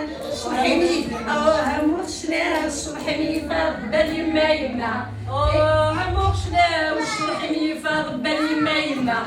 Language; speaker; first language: Arabic; non-native, local second language; Kabyle